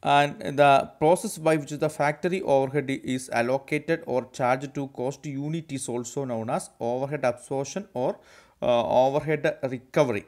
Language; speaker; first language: English; non-native, local second language; Malayalam